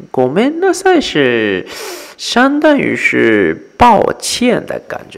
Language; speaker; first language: Chinese; non-native, fluent; Japanese